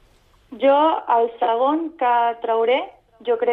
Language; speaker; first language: Catalan; non-native, local second language; Spanish